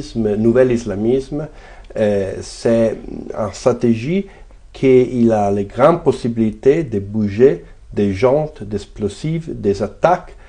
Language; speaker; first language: French; non-native, fluent; Italian